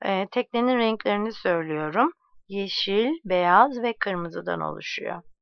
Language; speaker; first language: Turkish; native; Turkish